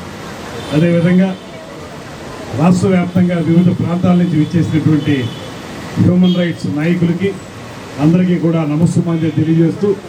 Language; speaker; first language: Telugu; native; Telugu